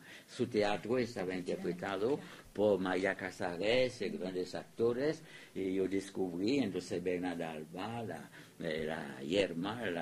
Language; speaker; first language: Spanish; non-native, fluent; French